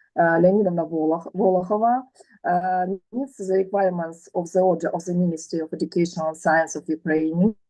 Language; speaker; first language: English; non-native, fluent; Ukrainian